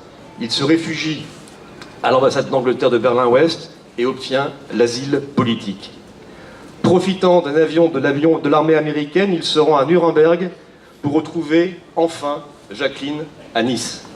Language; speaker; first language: French; native; French